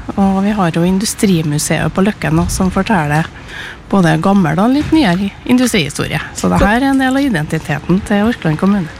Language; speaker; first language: Norwegian; native; Norwegian